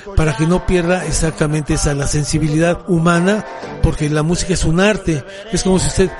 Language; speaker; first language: Spanish; native; Spanish